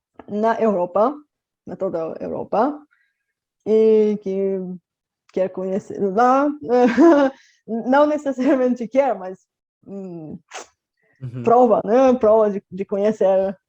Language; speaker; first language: Portuguese; non-native, fluent; Bulgarian